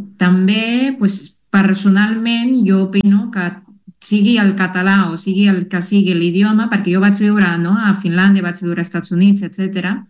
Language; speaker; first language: Catalan; non-native, fluent; Spanish